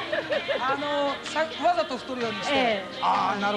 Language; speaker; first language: Japanese; native; Japanese